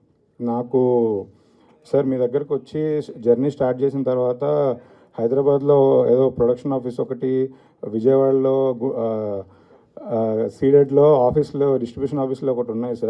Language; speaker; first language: Telugu; native; Telugu